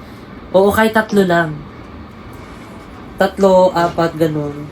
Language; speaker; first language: Filipino; native; Filipino